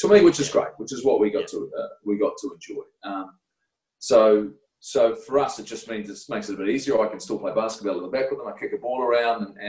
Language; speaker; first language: English; native; English